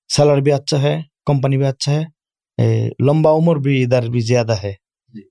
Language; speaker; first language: Urdu; non-native, fluent; Bangla